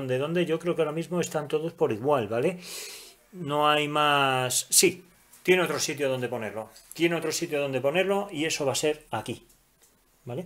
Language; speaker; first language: Spanish; native; Spanish